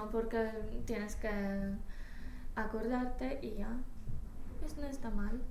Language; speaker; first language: Spanish; non-native, fluent; Polish